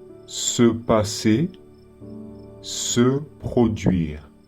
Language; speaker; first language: French; native; French